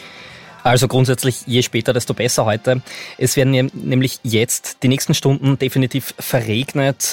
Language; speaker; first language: German; native; German